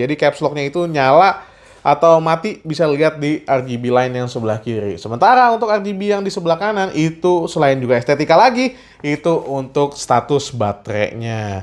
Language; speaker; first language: Indonesian; native; Indonesian